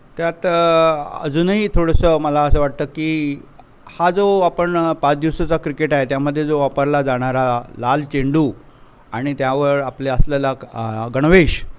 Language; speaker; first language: Marathi; native; Marathi